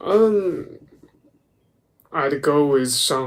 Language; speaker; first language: English; non-native, learner; Chinese